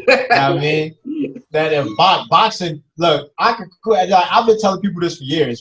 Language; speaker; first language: English; native; English